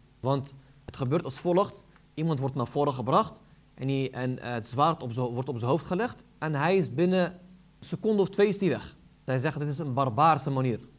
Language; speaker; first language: Dutch; early bilingual, other home language; Arabic